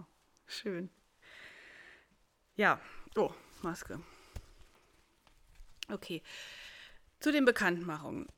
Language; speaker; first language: German; native; German